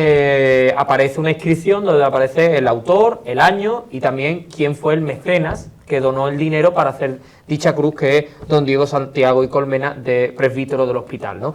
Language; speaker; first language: Spanish; native; Spanish